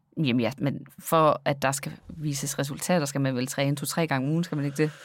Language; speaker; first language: Danish; native; Danish